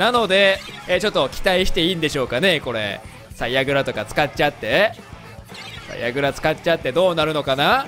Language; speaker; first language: Japanese; native; Japanese